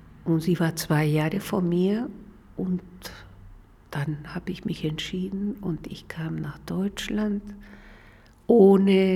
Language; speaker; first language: German; non-native, fluent; Spanish